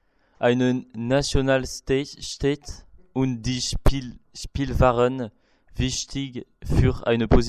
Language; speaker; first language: German; non-native, learner; French